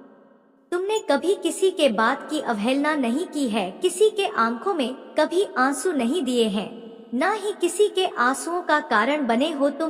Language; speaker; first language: Hindi; native; Hindi